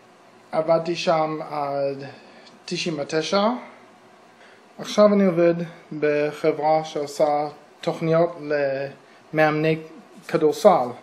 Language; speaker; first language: Hebrew; early bilingual, other home language; English